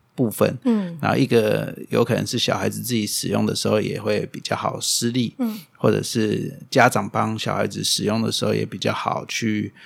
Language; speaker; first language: Chinese; non-native, fluent; German